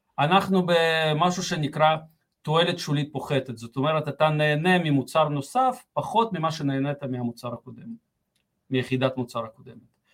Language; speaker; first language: Hebrew; early bilingual, other home language; Russian